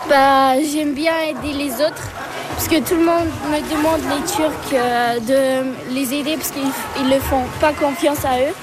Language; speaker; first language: French; early bilingual, other home language; Turkish